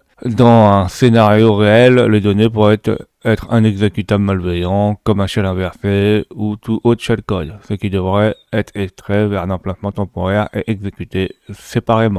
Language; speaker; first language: French; native; French